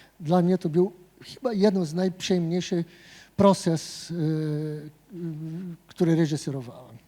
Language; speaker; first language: Polish; non-native, fluent; Portuguese